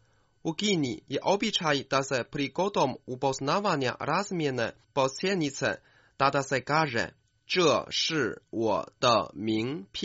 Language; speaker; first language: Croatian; non-native, fluent; Chinese